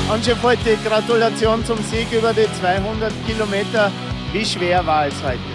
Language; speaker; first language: German; native; German